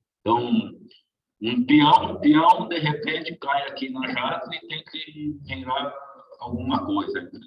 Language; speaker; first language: Portuguese; native; Portuguese